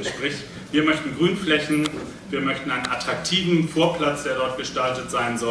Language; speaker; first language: German; native; German